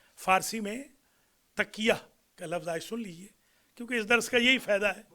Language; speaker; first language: Urdu; native; Urdu